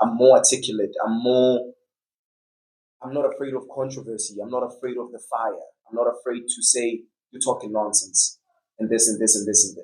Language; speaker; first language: English; non-native, local second language; Tswana